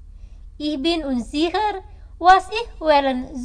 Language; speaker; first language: German; non-native, learner; Indonesian